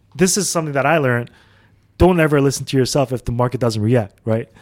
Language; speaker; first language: English; early bilingual, other home language; Arabic